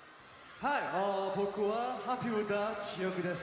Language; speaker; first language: Japanese; non-native, learner; Korean